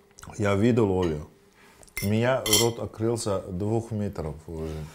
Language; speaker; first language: Russian; non-native, learner; Turkish